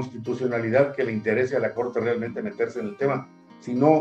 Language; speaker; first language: Spanish; native; Spanish